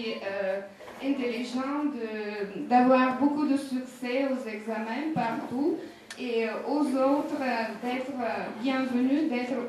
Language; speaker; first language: French; non-native, fluent; Bulgarian